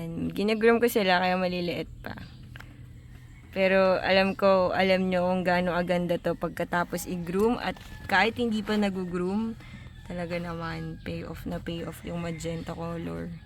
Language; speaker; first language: Filipino; native; Filipino